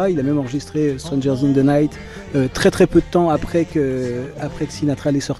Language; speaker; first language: French; native; French